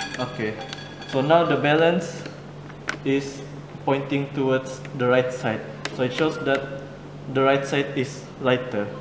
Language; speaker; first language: English; non-native, local second language; Malay